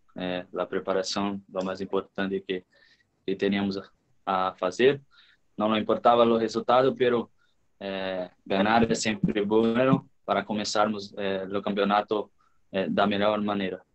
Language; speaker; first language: Spanish; non-native, learner; Portuguese